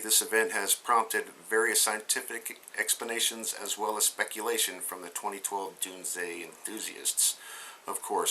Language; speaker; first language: English; native; English